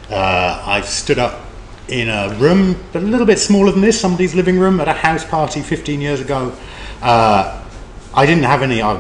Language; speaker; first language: English; native; English